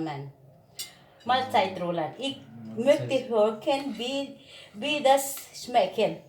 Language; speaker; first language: German; non-native, learner; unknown